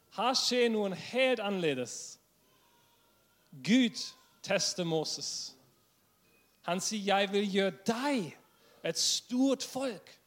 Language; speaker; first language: Norwegian; non-native, fluent; English